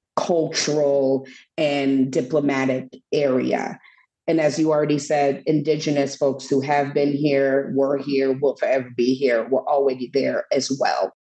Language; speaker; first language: English; native; English